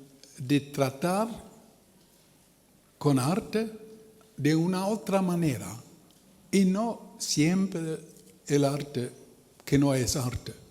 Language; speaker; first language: Spanish; non-native, learner; German